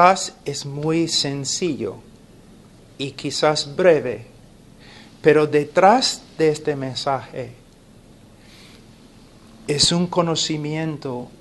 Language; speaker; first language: Spanish; non-native, fluent; English